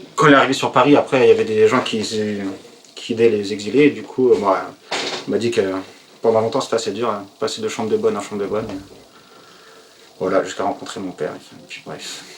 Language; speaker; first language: French; native; French